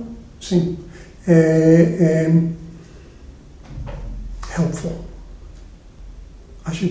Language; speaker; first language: Portuguese; non-native, learner; English